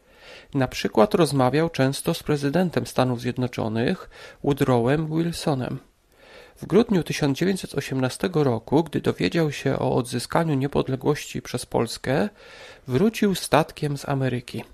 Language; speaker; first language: Polish; native; Polish